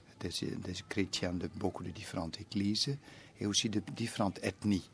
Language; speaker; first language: French; non-native, fluent; Dutch